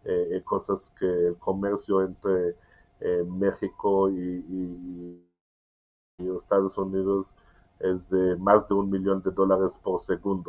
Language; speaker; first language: Spanish; non-native, learner; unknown